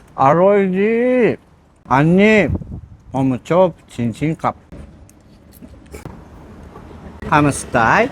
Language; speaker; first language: Thai; non-native, learner; Japanese